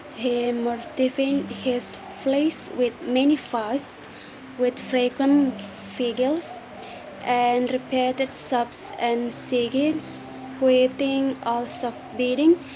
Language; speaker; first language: English; non-native, learner; Indonesian